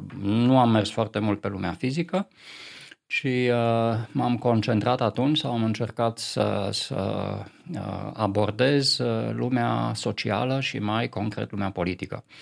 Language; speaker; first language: Romanian; non-native, local second language; Hungarian